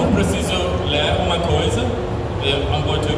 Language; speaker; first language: Portuguese; non-native, learner; Spanish